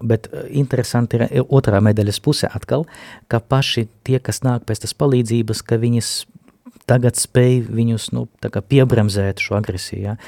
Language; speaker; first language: Latvian; non-native, local second language; Russian